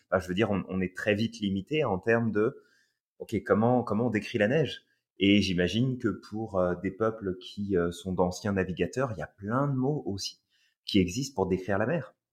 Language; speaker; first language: French; native; French